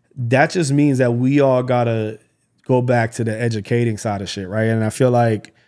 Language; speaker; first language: English; early bilingual, other home language; Hebrew